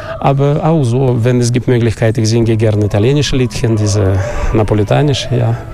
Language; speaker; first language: German; non-native, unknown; Russian